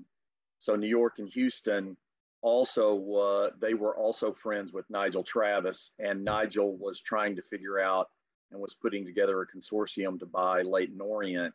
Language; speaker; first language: English; native; English